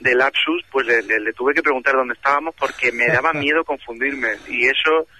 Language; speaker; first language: Spanish; native; Spanish